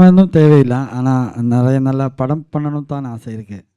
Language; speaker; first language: Tamil; non-native, learner; Malayalam